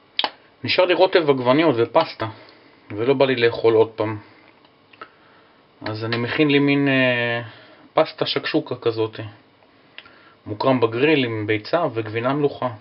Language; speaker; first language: Hebrew; native; Hebrew